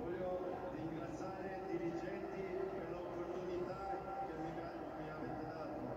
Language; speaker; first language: Italian; non-native, learner; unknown